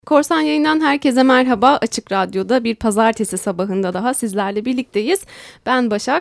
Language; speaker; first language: Turkish; native; Turkish